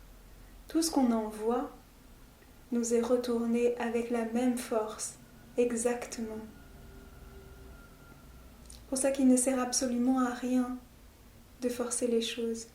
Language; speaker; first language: French; native; French